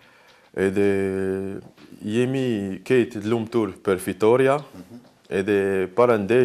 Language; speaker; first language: Albanian; non-native, learner; French